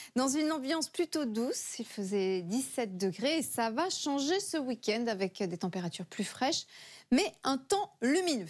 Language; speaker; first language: French; native; French